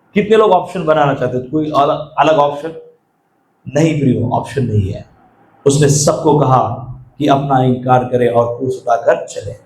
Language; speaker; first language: Hindi; non-native, local second language; Marathi